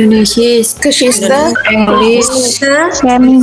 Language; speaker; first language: German; non-native, learner; Indonesian